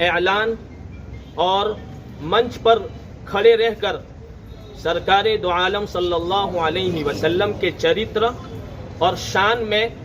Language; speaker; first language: Urdu; non-native, local second language; Gujarati